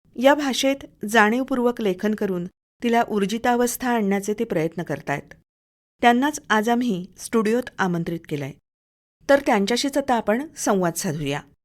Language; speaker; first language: Marathi; native; Marathi